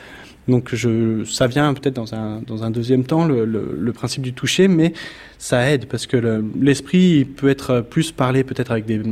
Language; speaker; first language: French; native; French